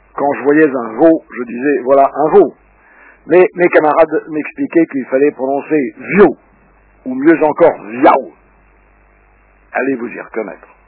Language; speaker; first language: French; early bilingual, other home language; Russian